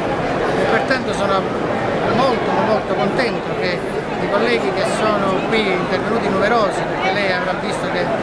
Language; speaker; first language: Italian; native; Italian